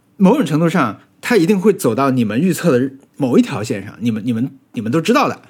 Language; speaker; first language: Chinese; native; Chinese